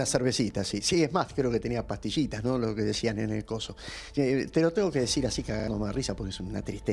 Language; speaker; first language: Spanish; native; Spanish